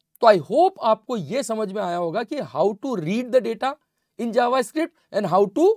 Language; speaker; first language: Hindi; native; Hindi